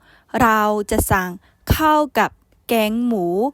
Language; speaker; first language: Thai; non-native, fluent; Burmese